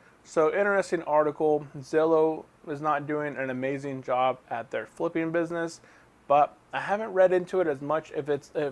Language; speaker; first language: English; native; English